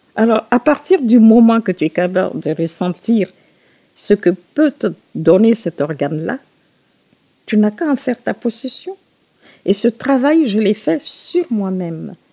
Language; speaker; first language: French; non-native, local second language; Susu